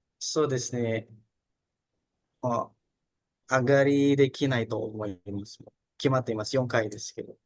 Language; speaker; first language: Japanese; non-native, learner; Indonesian